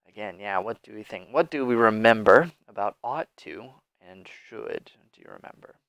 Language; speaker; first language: English; native; English